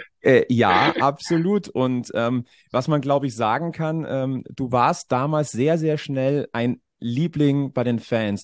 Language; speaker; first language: German; native; German